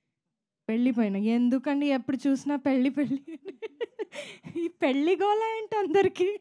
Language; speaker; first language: Telugu; non-native, fluent; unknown